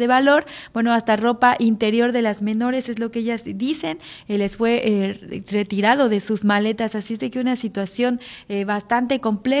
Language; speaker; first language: Spanish; native; Spanish